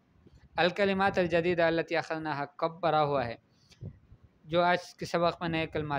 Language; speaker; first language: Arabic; non-native, fluent; Urdu